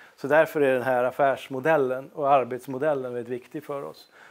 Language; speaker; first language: Swedish; non-native, fluent; Norwegian